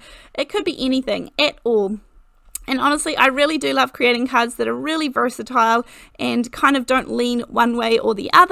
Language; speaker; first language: English; native; English